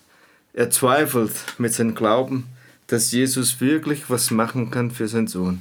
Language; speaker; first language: German; non-native, fluent; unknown